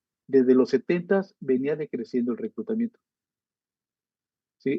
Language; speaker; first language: Spanish; native; Spanish